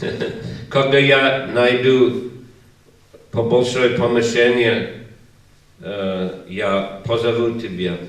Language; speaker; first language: Russian; non-native, fluent; English